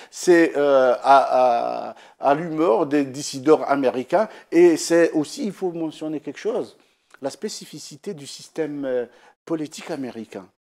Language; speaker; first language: French; non-native, local second language; Arabic